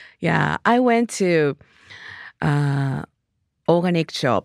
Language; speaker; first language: English; non-native, learner; Japanese